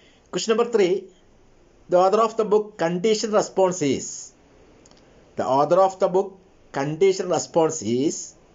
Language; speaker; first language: English; non-native, local second language; Malayalam